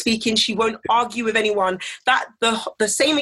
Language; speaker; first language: English; native; English